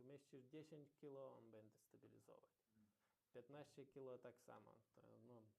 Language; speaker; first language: Polish; non-native, learner; Ukrainian